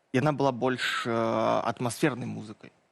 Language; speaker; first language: Belarusian; native; Belarusian